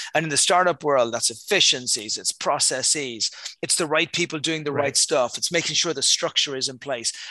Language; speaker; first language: English; native; English